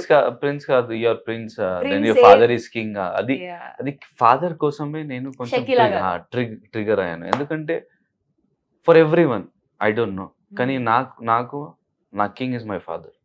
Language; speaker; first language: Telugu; non-native, local second language; Hindi